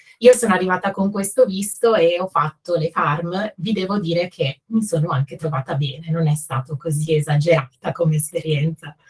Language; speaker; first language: Italian; native; Italian